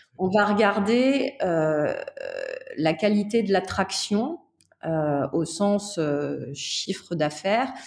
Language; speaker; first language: French; native; French